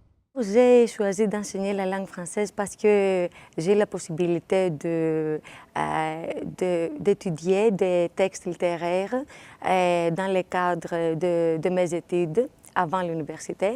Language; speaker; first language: French; non-native, fluent; Greek